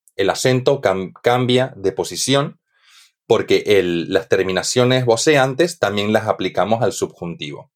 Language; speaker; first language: Spanish; native; Spanish